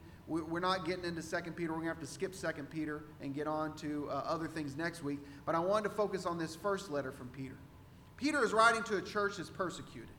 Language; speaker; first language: English; native; English